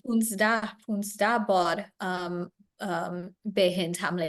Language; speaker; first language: Persian; non-native, learner; English